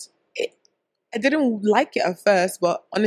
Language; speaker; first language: English; non-native, local second language; Yoruba